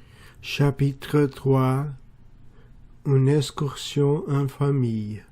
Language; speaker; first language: French; non-native, learner; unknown